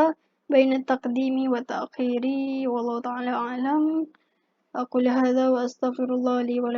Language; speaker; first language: Arabic; non-native, fluent; Malay